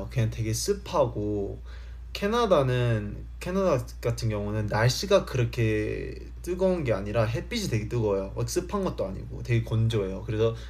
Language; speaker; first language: Korean; early bilingual, heritage; Korean